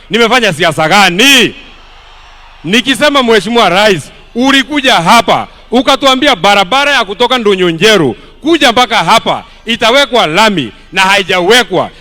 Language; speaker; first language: Swahili; non-native, local second language; Kikuyu